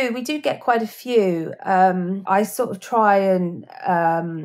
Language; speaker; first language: English; native; English